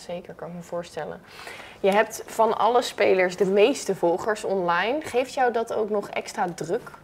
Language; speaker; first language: Dutch; native; Dutch